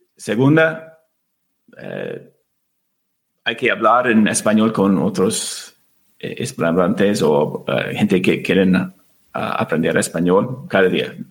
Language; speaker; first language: Spanish; non-native, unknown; English